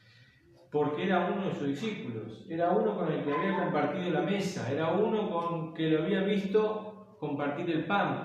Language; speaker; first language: Spanish; native; Spanish